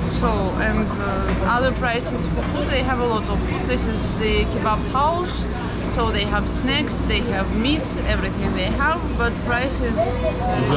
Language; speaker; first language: English; non-native, fluent; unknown